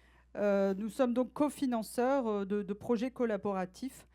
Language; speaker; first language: French; native; French